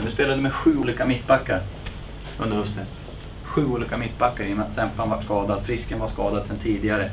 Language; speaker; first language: Swedish; native; Swedish